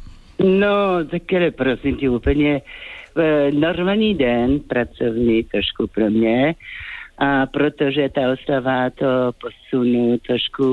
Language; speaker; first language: Czech; non-native, fluent; French